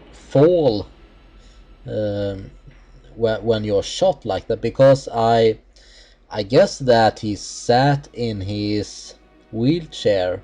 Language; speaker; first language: English; non-native, fluent; Swedish